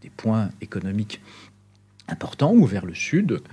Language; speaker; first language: French; non-native, local second language; Arabic